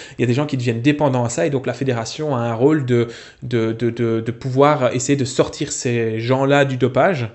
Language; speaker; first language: French; native; French